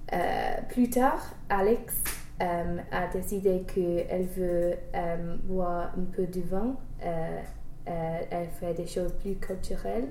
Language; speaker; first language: French; non-native, learner; English